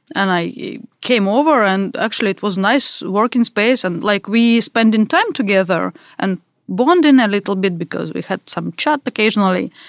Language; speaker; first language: English; non-native, fluent; Russian